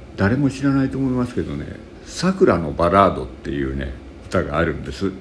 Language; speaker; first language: Japanese; native; Japanese